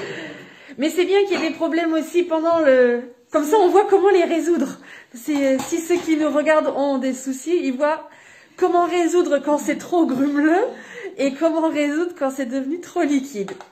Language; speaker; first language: French; native; French